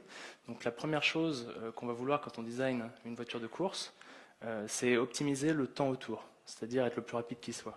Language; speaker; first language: French; native; French